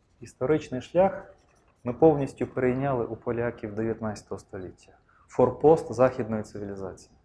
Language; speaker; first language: Ukrainian; non-native, local second language; Russian